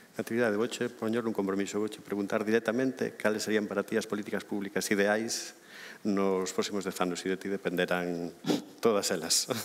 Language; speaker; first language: Galician; native; Galician